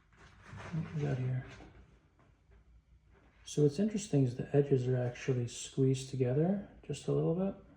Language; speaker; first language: English; native; English